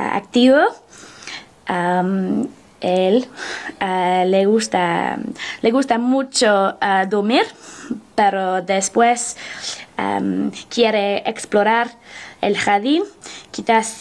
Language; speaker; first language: Spanish; non-native, learner; English